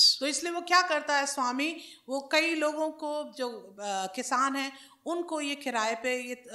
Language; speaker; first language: Hindi; native; Hindi